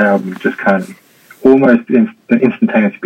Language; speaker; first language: English; native; English